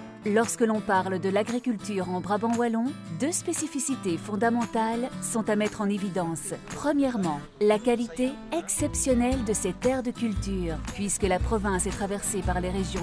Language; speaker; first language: French; native; French